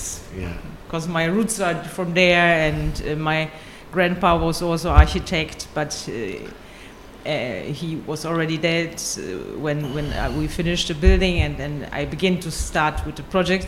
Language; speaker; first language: English; non-native, fluent; German